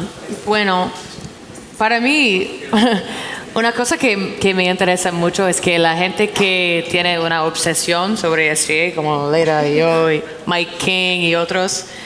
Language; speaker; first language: Spanish; non-native, fluent; English